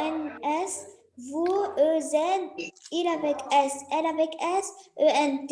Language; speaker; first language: French; non-native, learner; Arabic